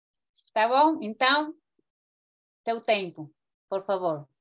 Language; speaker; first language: Portuguese; non-native, learner; Spanish